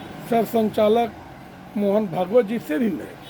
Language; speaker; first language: Hindi; native; Hindi